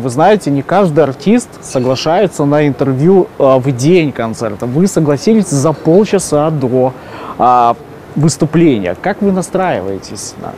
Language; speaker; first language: Russian; native; Russian